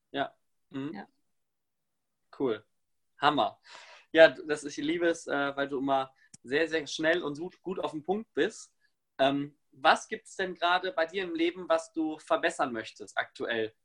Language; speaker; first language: German; native; German